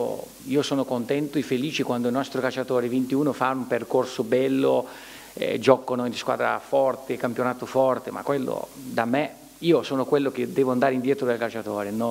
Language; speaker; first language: Italian; non-native, fluent; Portuguese